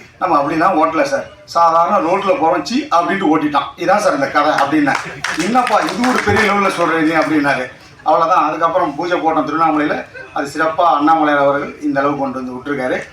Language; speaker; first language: Tamil; native; Tamil